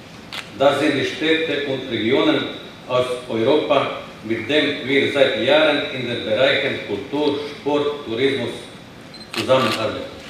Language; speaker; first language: German; non-native, fluent; Croatian